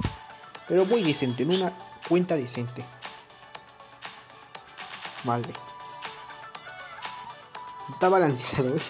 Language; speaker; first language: Spanish; native; Spanish